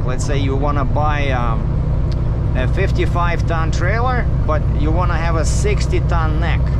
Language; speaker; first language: English; native; English